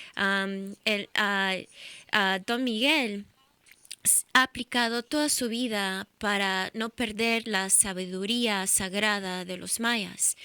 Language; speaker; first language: Spanish; early bilingual, heritage; English